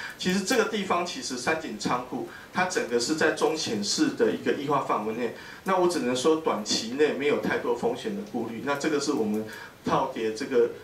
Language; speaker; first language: Chinese; native; Chinese